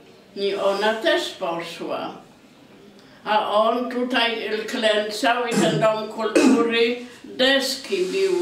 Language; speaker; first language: Polish; non-native, local second language; Kashubian